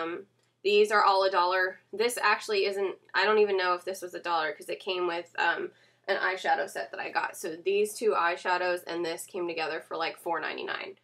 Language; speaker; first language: English; native; English